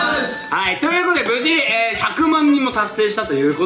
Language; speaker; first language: Japanese; native; Japanese